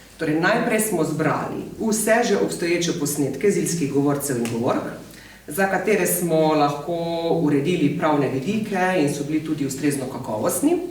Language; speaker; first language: Slovenian; native; Slovenian